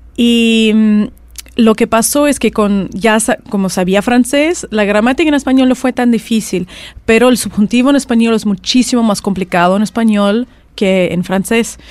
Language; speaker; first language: Spanish; non-native, fluent; Russian